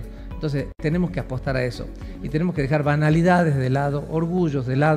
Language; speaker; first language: Spanish; native; Spanish